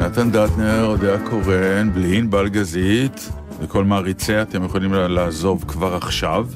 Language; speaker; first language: Hebrew; native; Hebrew